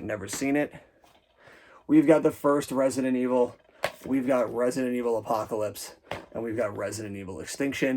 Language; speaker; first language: English; native; English